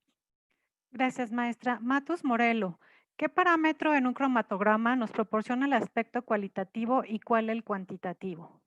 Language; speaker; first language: Spanish; native; Spanish